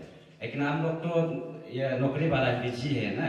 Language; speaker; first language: Hindi; non-native, local second language; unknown